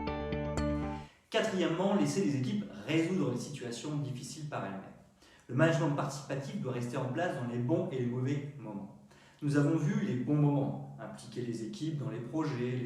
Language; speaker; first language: French; native; French